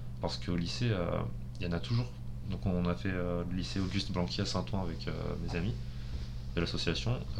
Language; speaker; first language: French; early bilingual, other home language; Spanish